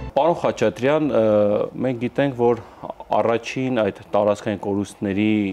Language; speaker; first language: Armenian; native; Armenian